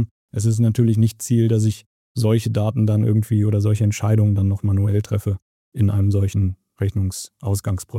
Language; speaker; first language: German; native; German